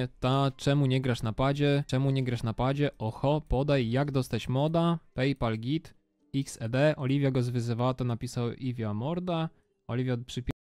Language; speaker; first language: Polish; native; Polish